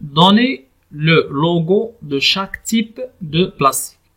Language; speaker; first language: French; non-native, local second language; Arabic